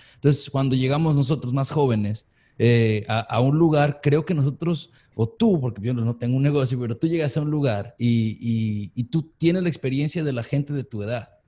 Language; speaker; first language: Spanish; native; Spanish